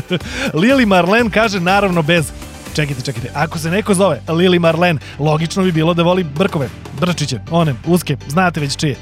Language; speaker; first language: Serbian; native; Serbian